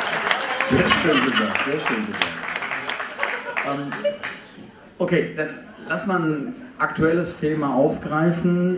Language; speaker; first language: German; native; German